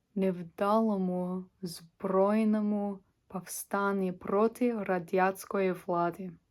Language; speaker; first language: Ukrainian; non-native, learner; English